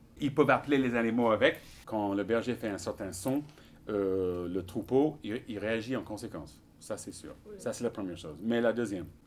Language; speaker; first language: French; non-native, fluent; English